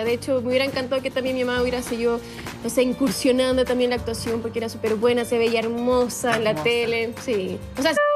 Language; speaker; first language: Spanish; native; Spanish